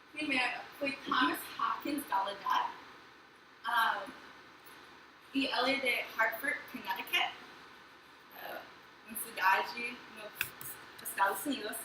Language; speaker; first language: Portuguese; non-native, fluent; English